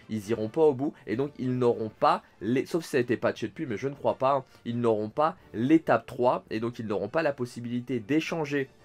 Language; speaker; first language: French; native; French